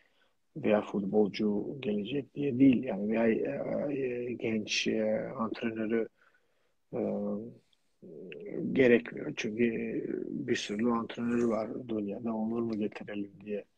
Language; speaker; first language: Turkish; non-native, fluent; Georgian